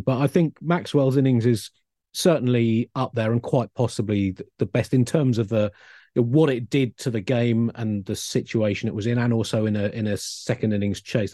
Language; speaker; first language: English; native; English